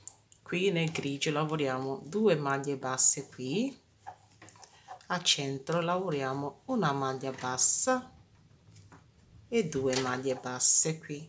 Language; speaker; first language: Italian; non-native, fluent; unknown